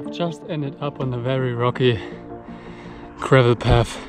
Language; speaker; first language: English; non-native, fluent; German